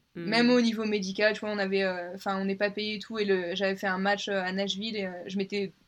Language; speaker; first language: French; native; French